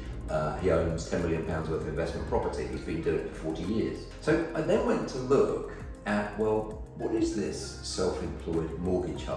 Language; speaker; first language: English; native; English